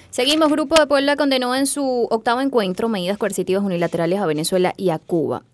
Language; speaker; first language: Spanish; native; Spanish